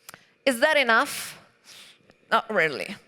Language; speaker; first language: English; non-native, fluent; Italian